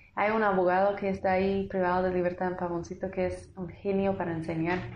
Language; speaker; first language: Spanish; non-native, fluent; English